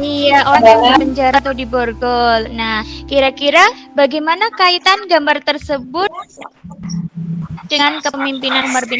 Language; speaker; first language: Indonesian; native; Indonesian